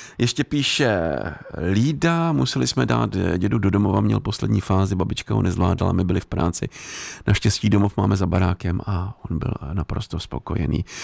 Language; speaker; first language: Czech; native; Czech